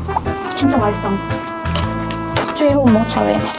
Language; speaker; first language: Chinese; non-native, learner; Korean